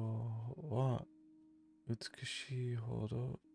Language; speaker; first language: Japanese; non-native, learner; English